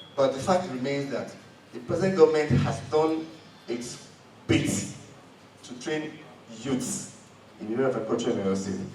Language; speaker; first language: English; non-native, local second language; Yoruba